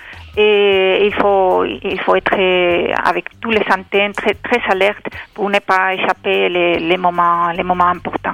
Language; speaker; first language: French; non-native, fluent; Spanish